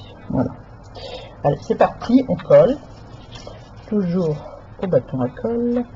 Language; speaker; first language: French; native; French